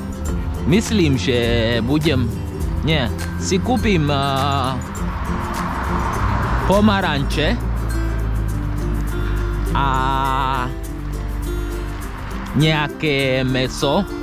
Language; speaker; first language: Slovak; non-native, learner; English